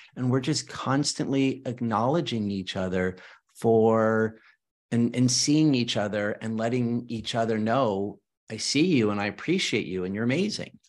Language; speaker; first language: English; early bilingual, other home language; Spanish